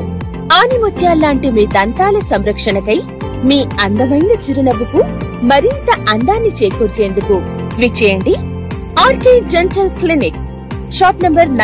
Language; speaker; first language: Telugu; native; Telugu